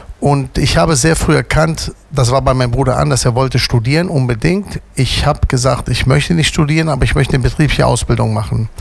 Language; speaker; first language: German; native; German